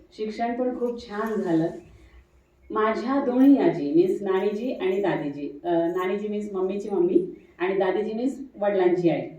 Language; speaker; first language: Marathi; non-native, local second language; Marwari